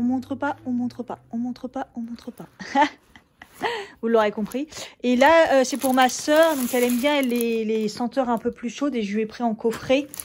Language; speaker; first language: French; native; French